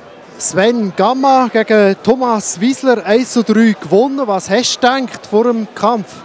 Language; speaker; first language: German; native; German